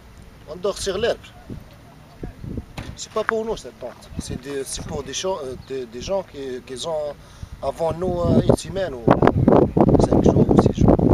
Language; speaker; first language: French; non-native, local second language; Arabic